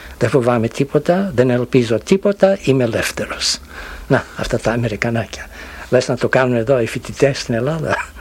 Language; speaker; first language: Greek; early bilingual, heritage; Greek